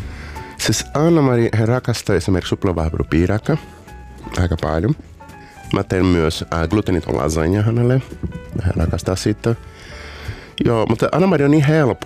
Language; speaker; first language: Finnish; non-native, fluent; Portuguese